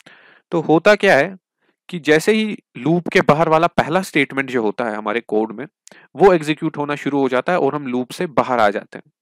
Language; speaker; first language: Hindi; non-native, local second language; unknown